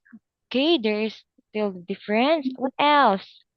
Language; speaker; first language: English; non-native, local second language; Filipino